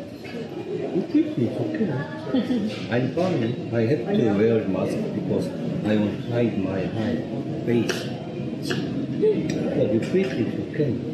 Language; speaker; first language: English; non-native, learner; Korean